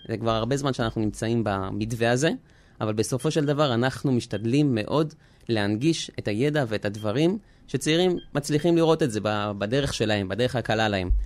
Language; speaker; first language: Hebrew; early bilingual, other home language; French